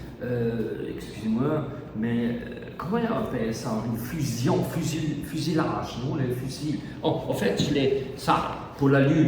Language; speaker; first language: French; non-native, learner; German